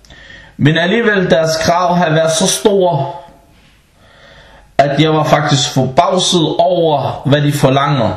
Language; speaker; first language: Danish; non-native, local second language; Arabic